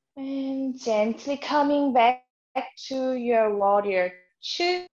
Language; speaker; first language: English; non-native, fluent; Korean